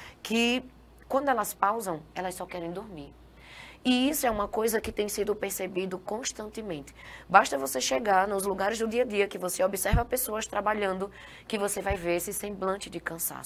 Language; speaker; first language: Portuguese; native; Portuguese